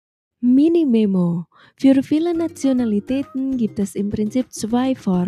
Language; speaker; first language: German; non-native, fluent; Indonesian